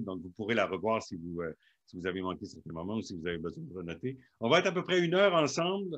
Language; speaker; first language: French; native; French